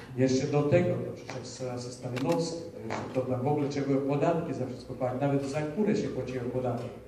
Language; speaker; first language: Polish; early bilingual, heritage; Polish